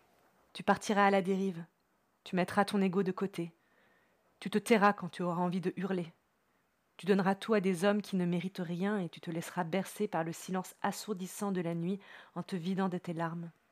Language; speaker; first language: French; native; French